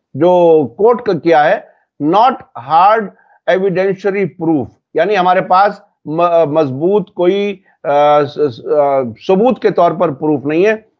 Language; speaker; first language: Hindi; native; Hindi